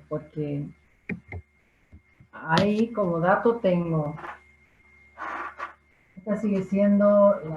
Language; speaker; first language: Spanish; native; Spanish